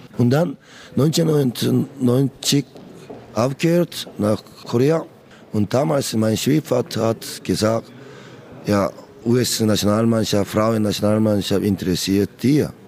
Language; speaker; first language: German; non-native, learner; Korean